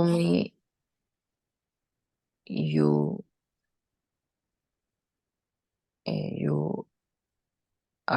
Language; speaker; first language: English; non-native, learner; Spanish